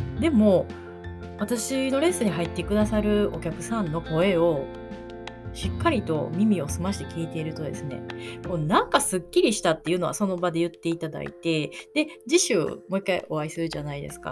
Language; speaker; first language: Japanese; native; Japanese